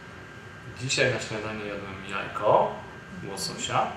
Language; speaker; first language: Polish; native; Polish